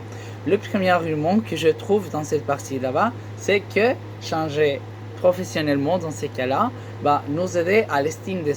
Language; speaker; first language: French; non-native, learner; Spanish